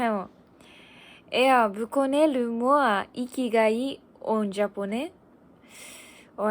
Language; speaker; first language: French; non-native, learner; Japanese